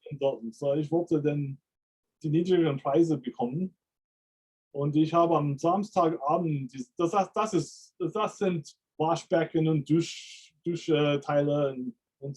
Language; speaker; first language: German; non-native, fluent; English